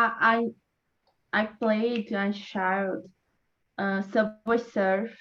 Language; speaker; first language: English; non-native, learner; Portuguese